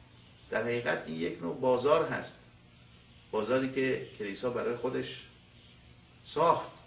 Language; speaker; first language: Persian; native; Persian